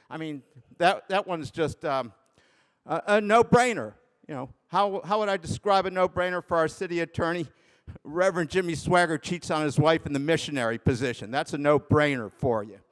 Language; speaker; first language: English; native; English